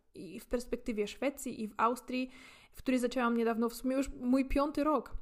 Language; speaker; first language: Polish; native; Polish